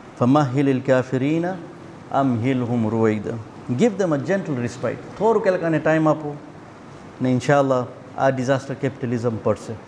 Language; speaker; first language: Gujarati; early bilingual, heritage; Gujarati